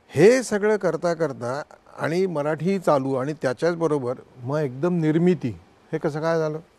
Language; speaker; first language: Marathi; native; Marathi